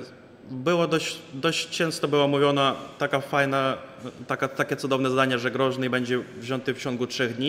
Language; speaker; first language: Polish; non-native, fluent; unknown